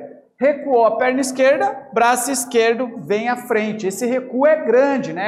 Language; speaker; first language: Portuguese; native; Portuguese